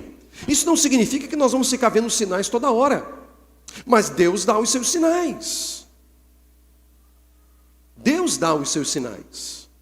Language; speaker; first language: Portuguese; native; Portuguese